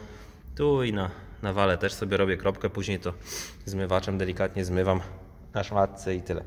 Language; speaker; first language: Polish; native; Polish